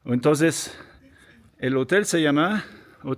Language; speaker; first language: Spanish; non-native, learner; French